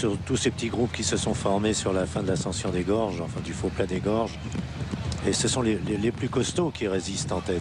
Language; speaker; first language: French; native; French